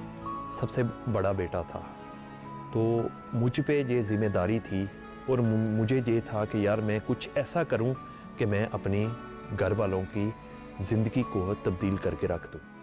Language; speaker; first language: Hindi; non-native, local second language; Punjabi